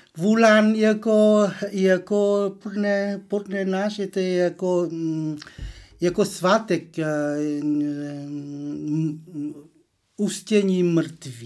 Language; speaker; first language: Czech; non-native, learner; Vietnamese